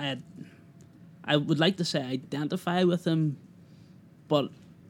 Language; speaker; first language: English; native; English